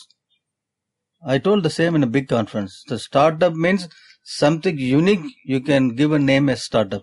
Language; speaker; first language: English; non-native, local second language; Tamil